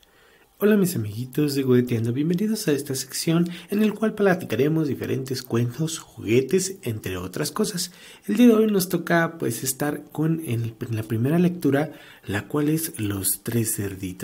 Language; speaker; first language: Spanish; native; Spanish